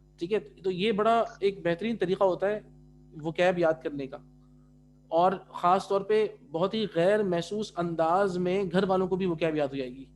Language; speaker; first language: Urdu; native; Urdu